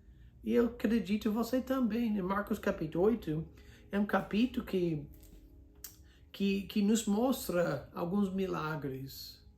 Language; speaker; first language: Portuguese; non-native, fluent; English